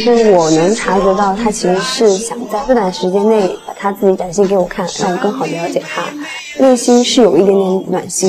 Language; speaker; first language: Chinese; native; Chinese